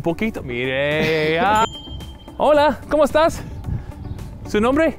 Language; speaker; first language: Spanish; non-native, fluent; English